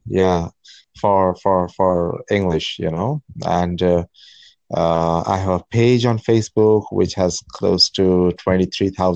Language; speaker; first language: English; non-native, local second language; Bangla